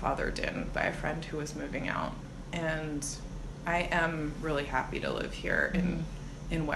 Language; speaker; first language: English; native; English